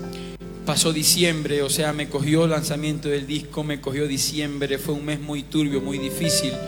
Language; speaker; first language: Spanish; native; Spanish